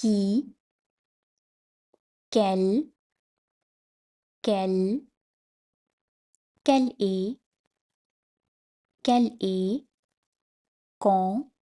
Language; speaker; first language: French; non-native, fluent; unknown